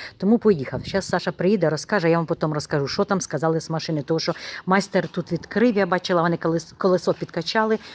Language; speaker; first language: Ukrainian; non-native, local second language; Russian